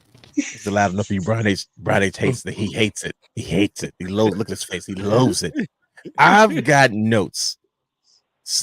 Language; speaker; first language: English; native; English